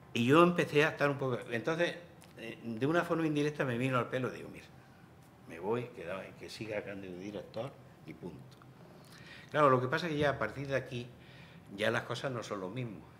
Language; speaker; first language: Spanish; native; Spanish